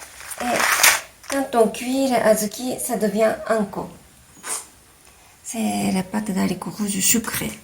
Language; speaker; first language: French; non-native, fluent; Japanese